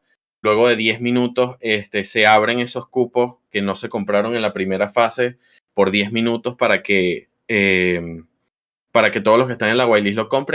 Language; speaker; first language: Spanish; native; Spanish